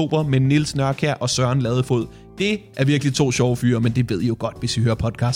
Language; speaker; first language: Danish; native; Danish